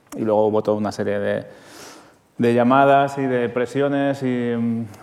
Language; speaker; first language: Spanish; native; Spanish